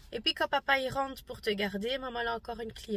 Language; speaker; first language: French; native; French